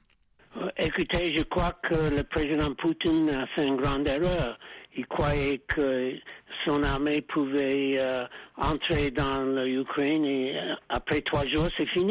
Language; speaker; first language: French; non-native, fluent; English